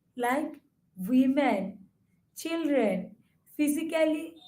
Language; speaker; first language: English; non-native, local second language; Assamese